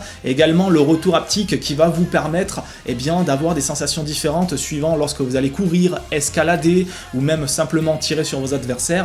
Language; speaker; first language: French; native; French